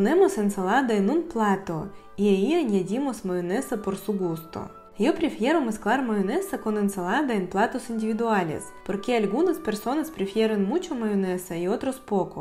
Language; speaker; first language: Spanish; non-native, fluent; Russian